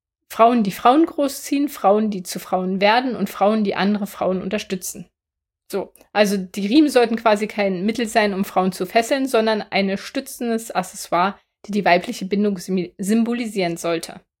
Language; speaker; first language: German; native; German